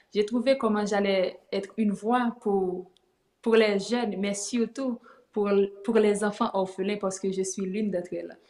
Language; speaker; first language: French; native; French